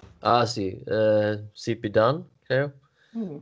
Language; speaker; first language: Italian; non-native, learner; Swedish